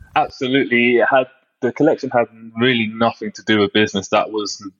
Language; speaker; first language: English; native; English